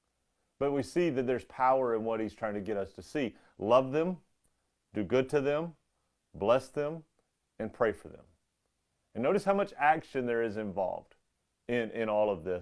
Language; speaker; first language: English; native; English